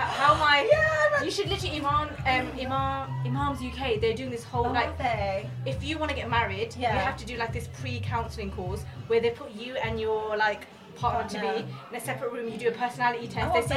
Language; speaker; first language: English; native; English